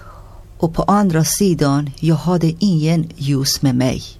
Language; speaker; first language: Swedish; non-native, learner; Persian